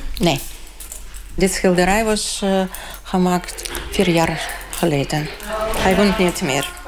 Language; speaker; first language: Dutch; non-native, learner; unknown